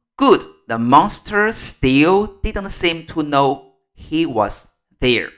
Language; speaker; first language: English; non-native, fluent; Chinese